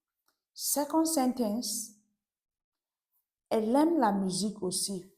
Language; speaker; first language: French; non-native, fluent; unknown